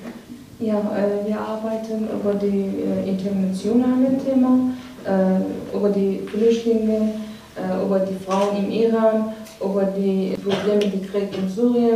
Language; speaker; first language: German; non-native, learner; Persian